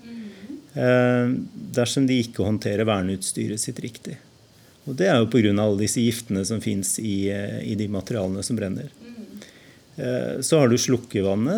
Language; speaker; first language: Norwegian; native; Norwegian